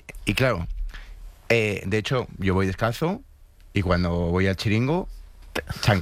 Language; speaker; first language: Spanish; native; Spanish